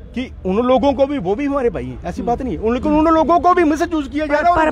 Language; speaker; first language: Hindi; native; Hindi